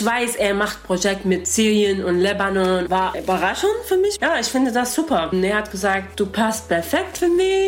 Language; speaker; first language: German; non-native, learner; Arabic